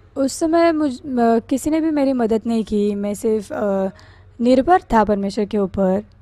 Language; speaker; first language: Hindi; non-native, fluent; Korean